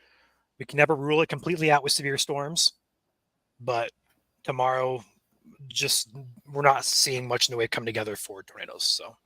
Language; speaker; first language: English; native; English